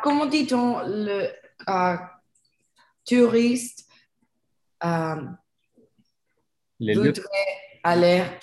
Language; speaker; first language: French; non-native, learner; Spanish